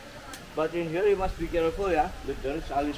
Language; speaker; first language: English; non-native, learner; Indonesian